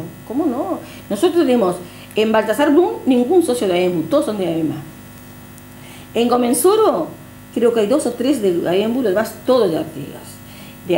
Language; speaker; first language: Spanish; native; Spanish